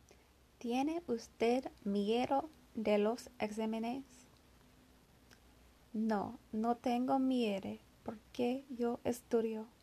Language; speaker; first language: Spanish; non-native, learner; English